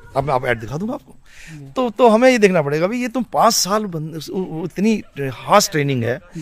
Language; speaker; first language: Hindi; native; Hindi